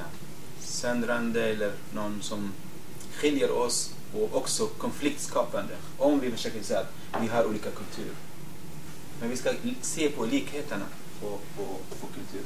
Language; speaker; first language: Swedish; non-native, fluent; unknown